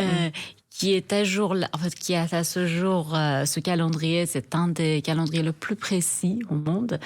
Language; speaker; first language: French; non-native, fluent; Persian